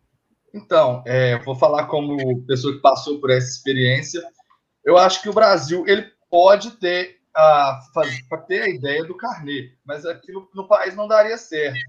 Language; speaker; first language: Portuguese; native; Portuguese